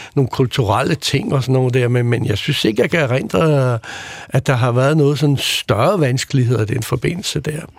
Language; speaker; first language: Danish; early bilingual, other home language; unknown